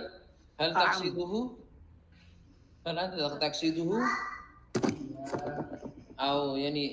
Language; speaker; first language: Arabic; non-native, fluent; Indonesian